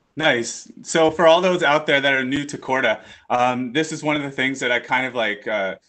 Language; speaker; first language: English; native; English